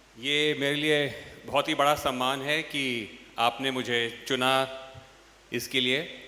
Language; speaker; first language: Hindi; non-native, local second language; English